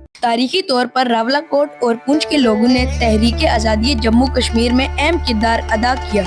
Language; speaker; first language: Urdu; non-native, local second language; Pahari-Potwari